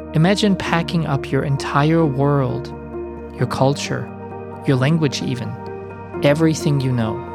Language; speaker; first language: English; non-native, fluent; German